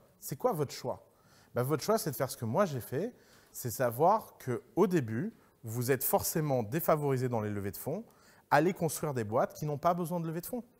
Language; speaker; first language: French; early bilingual, other home language; Arabic